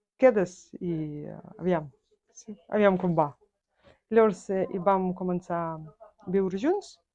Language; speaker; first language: Catalan; non-native, fluent; Buriat